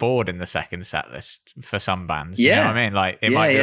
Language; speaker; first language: English; native; English